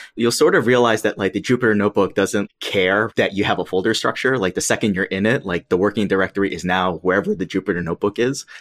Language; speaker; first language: English; native; English